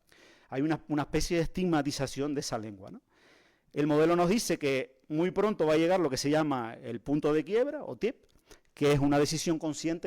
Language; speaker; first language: Spanish; native; Spanish